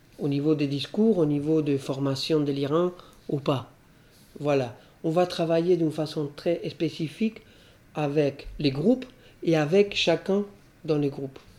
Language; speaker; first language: French; non-native, fluent; Spanish